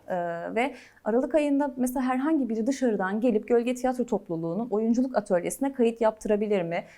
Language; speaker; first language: Turkish; native; Turkish